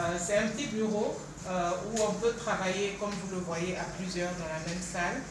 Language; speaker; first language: French; non-native, local second language; Bambara